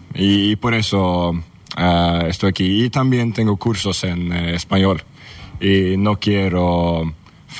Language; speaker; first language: Spanish; non-native, learner; Swedish